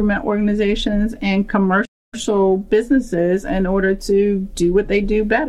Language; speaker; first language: English; native; English